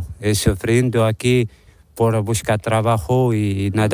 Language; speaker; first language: Spanish; non-native, learner; Arabic